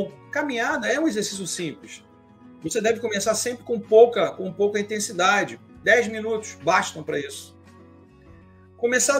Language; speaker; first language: Portuguese; native; Portuguese